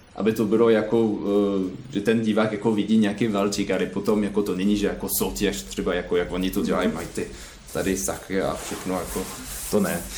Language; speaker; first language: Czech; non-native, fluent; French